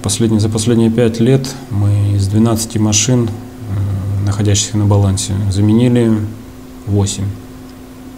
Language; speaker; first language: Russian; native; Russian